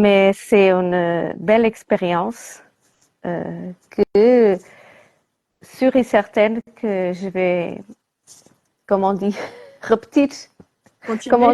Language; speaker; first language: French; non-native, learner; Portuguese